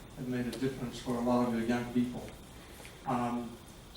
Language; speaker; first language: English; non-native, fluent; Greek